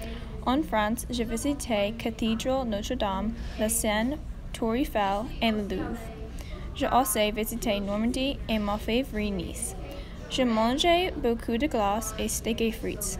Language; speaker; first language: French; non-native, learner; English